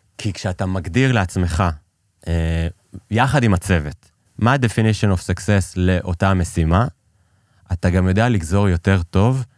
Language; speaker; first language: Hebrew; early bilingual, other home language; Persian